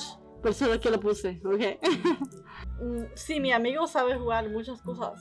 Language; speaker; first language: Spanish; early bilingual, heritage; Spanish